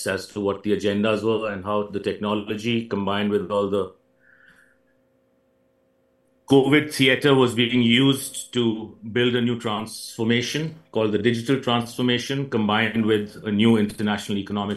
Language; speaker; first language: English; non-native, local second language; Hindi